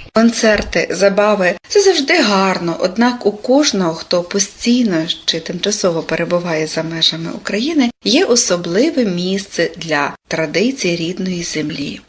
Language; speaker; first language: Ukrainian; native; Ukrainian